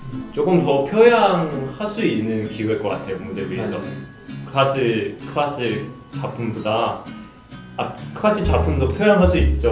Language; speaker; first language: Korean; non-native, fluent; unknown